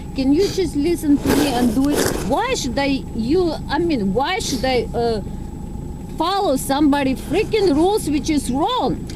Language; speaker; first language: English; non-native, fluent; Ukrainian